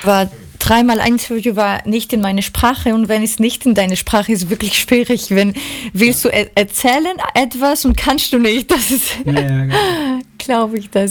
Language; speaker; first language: German; non-native, learner; Greek